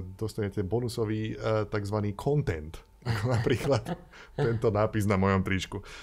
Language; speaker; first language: Slovak; native; Slovak